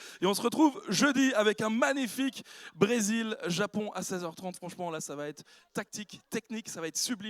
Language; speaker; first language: French; native; French